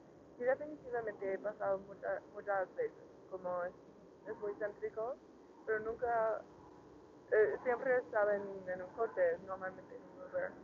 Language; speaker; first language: Spanish; non-native, learner; English